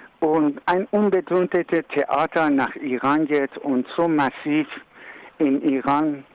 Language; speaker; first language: German; non-native, learner; Persian